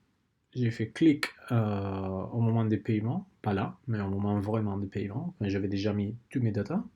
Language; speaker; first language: French; non-native, learner; Spanish